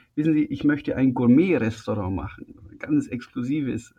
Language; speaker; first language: German; native; German